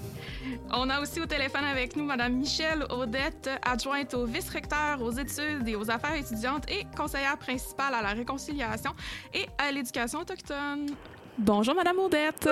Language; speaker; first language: French; native; French